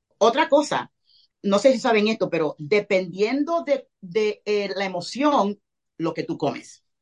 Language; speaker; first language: Spanish; early bilingual, heritage; Spanish